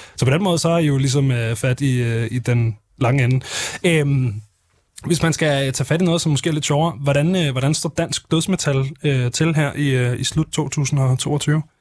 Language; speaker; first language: Danish; native; Danish